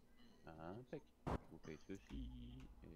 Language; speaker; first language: French; native; French